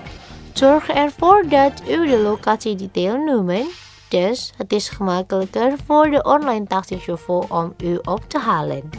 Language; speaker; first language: Dutch; non-native, learner; Indonesian